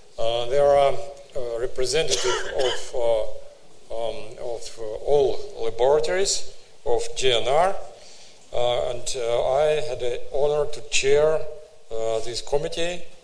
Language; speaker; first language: English; non-native, fluent; Russian